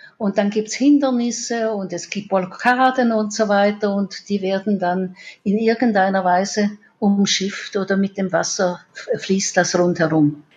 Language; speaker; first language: German; native; German